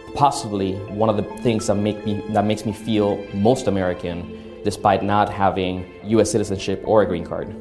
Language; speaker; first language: English; early bilingual, other home language; Spanish